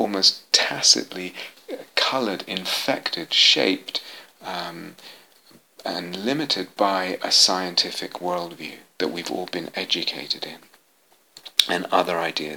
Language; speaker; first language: English; native; English